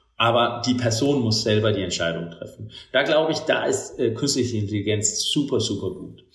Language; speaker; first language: German; non-native, fluent; Danish